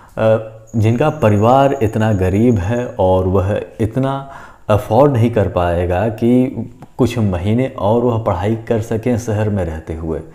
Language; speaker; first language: Hindi; native; Hindi